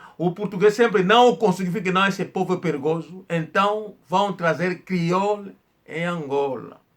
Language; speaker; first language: Portuguese; non-native, local second language; Kongo